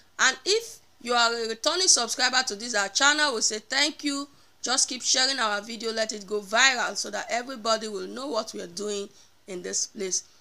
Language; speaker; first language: Nigerian Pidgin; native; Nigerian Pidgin